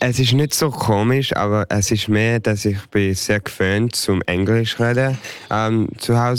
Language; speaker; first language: German; early bilingual, heritage; English